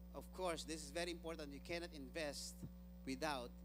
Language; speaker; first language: English; non-native, local second language; Filipino